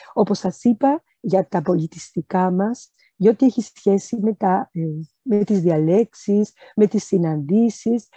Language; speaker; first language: Greek; early bilingual, other home language; Spanish